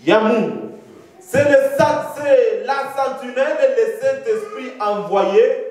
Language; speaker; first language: French; non-native, local second language; Swahili